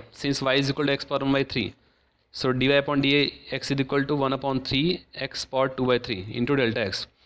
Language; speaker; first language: English; non-native, local second language; Hindi